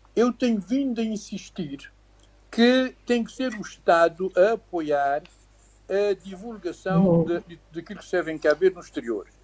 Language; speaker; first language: Portuguese; native; Portuguese